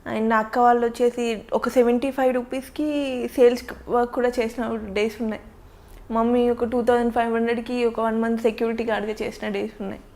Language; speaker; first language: Telugu; native; Telugu